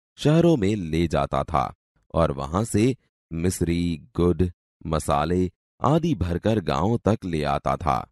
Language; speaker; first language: Hindi; non-native, local second language; Gujarati